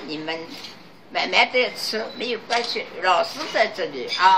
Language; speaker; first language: Chinese; non-native, local second language; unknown